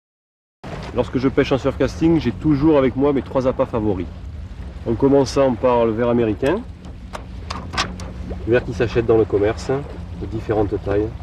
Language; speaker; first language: French; native; French